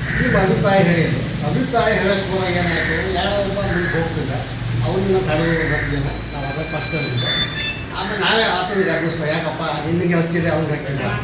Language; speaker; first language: Kannada; native; Kannada